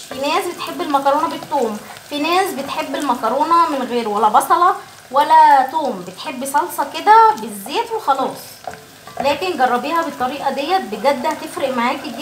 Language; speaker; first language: Arabic; native; Arabic